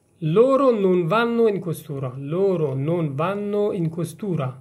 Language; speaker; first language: Italian; non-native, fluent; Persian